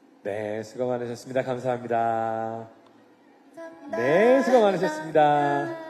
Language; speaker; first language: Korean; native; Korean